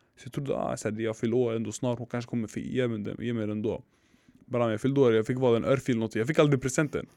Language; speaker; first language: Swedish; early bilingual, other home language; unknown